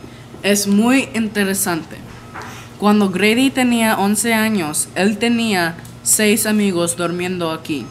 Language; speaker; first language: Spanish; non-native, learner; English